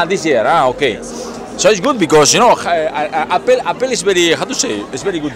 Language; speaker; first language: English; non-native, learner; Spanish